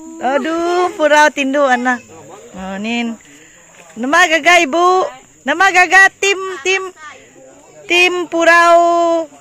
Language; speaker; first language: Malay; non-native, local second language; Iban